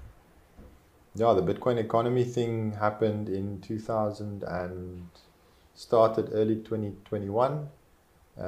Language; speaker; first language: English; non-native, local second language; Afrikaans